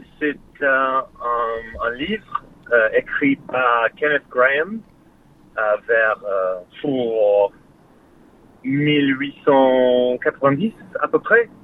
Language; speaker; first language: French; non-native, fluent; English